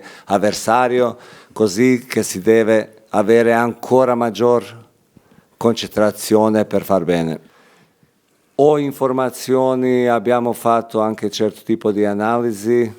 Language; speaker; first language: Italian; non-native, fluent; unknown